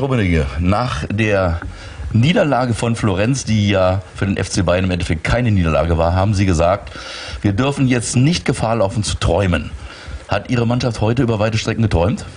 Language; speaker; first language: German; native; German